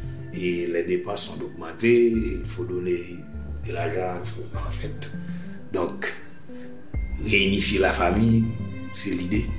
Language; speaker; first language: French; non-native, local second language; Haitian Creole